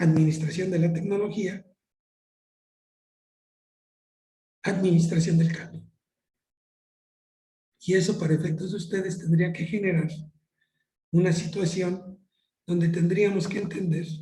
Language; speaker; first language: Spanish; native; Spanish